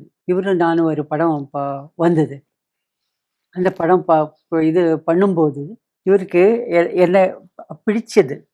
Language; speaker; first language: Tamil; non-native, local second language; Kannada